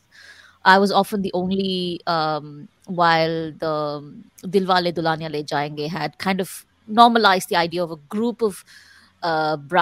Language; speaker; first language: English; non-native, local second language; Tamil